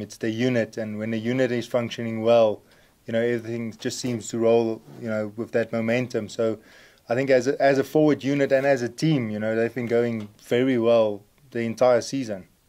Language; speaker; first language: English; non-native, local second language; Afrikaans